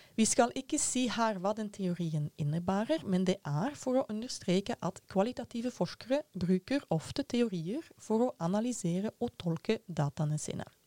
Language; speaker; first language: Norwegian; non-native, fluent; Dutch